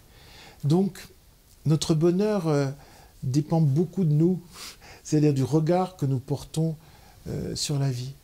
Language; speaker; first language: French; native; French